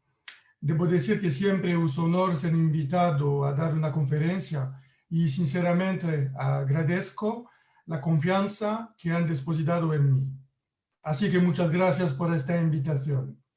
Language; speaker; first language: Spanish; non-native, learner; French